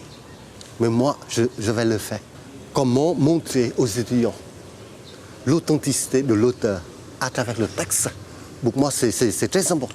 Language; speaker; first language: French; non-native, fluent; Vietnamese